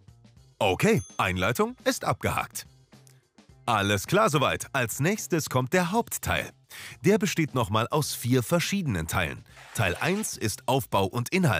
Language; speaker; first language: German; native; German